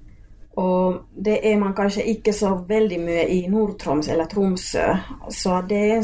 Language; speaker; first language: Swedish; non-native, local second language; Finnish